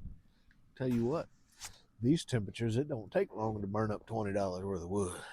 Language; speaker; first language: English; native; English